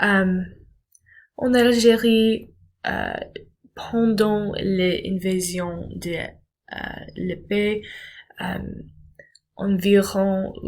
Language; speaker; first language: French; non-native, learner; English